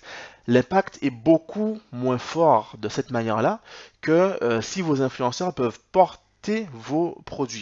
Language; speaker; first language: French; native; French